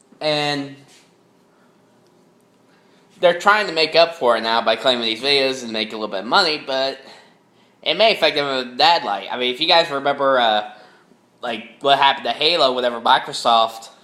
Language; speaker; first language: English; native; English